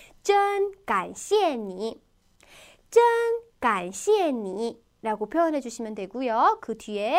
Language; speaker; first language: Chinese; non-native, fluent; Korean